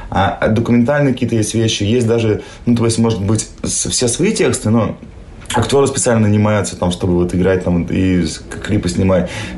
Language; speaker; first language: Russian; native; Russian